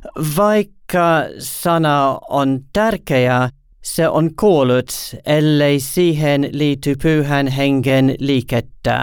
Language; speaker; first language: Finnish; non-native, learner; English